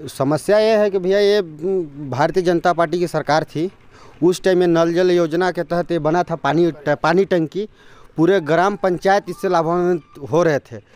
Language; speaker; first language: Hindi; native; Hindi